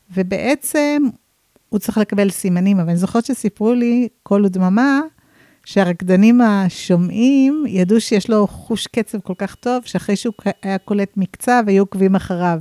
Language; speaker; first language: Hebrew; non-native, fluent; English